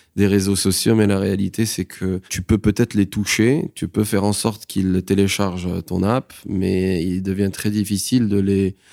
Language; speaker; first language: French; non-native, local second language; Arabic